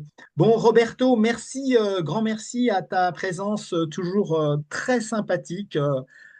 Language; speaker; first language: French; native; French